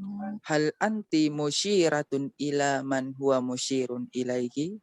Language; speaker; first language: Arabic; non-native, learner; Indonesian